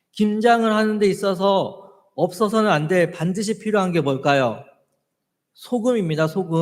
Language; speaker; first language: Korean; native; Korean